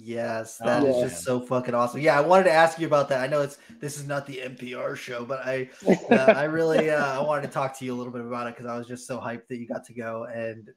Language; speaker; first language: English; native; English